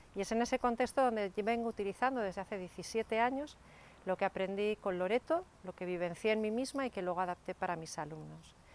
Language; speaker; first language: Spanish; native; Spanish